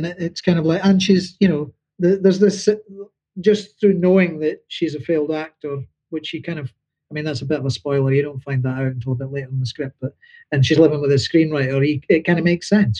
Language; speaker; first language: English; native; English